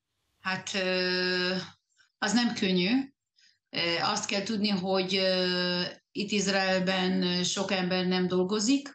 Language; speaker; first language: Hungarian; early bilingual, heritage; Hungarian